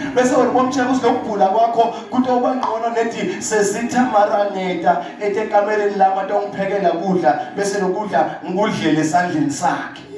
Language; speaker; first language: Zulu; non-native, local second language; Swati